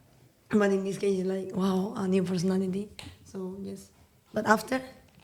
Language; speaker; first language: English; non-native, learner; Spanish